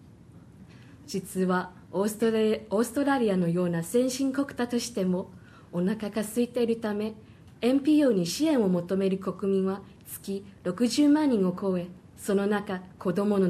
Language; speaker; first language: Japanese; non-native, fluent; Chinese